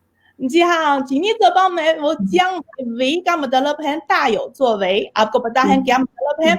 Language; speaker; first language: Hindi; non-native, fluent; Chinese